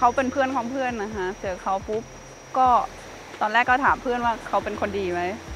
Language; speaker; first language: Thai; non-native, fluent; German